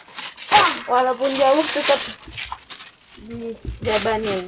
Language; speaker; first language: Indonesian; native; Indonesian